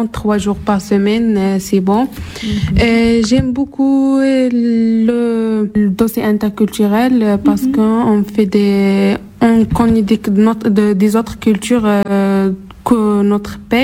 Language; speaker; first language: French; non-native, learner; Arabic